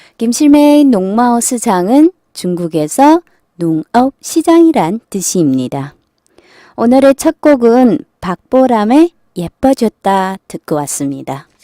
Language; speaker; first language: Korean; non-native, fluent; Chinese